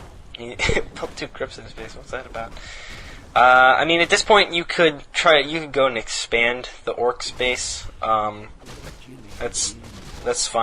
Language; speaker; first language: English; native; English